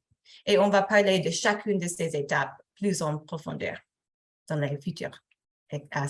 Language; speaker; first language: French; non-native, fluent; English